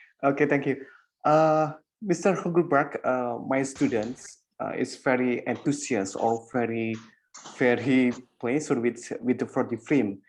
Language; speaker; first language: English; non-native, learner; Indonesian